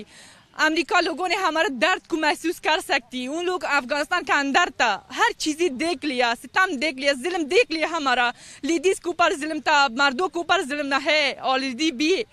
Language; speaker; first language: Hindi; non-native, learner; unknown